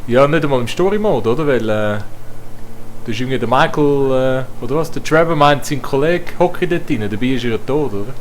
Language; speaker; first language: German; native; German